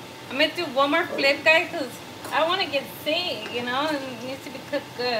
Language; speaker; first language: English; early bilingual, other home language; Spanish